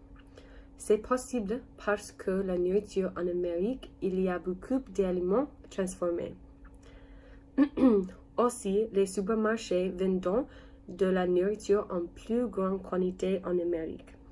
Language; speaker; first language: French; non-native, learner; English